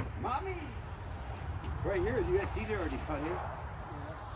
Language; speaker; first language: English; native; English